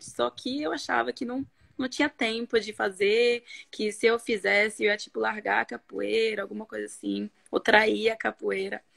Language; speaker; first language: Portuguese; non-native, fluent; Norwegian